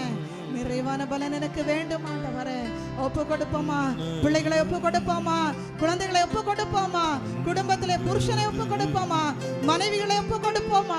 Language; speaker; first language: Tamil; native; Tamil